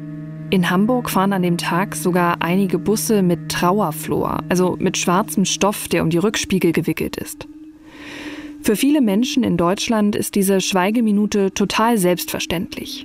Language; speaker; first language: German; native; German